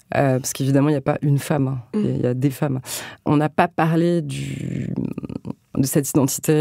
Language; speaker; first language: French; native; French